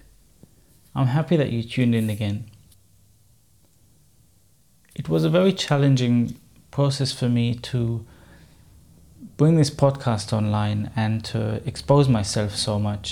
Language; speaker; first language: English; non-native, fluent; German